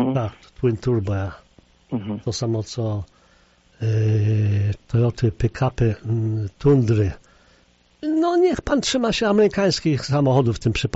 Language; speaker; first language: Polish; native; Polish